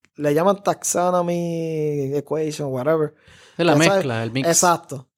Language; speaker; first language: Spanish; native; Spanish